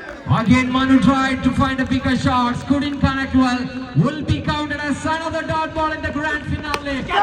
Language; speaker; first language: English; non-native, local second language; Malayalam